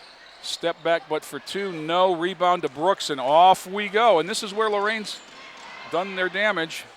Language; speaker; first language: English; native; English